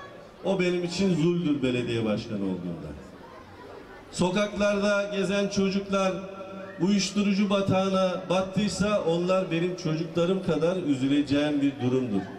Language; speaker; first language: Turkish; native; Turkish